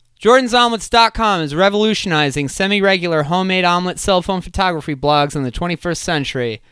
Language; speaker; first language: English; native; English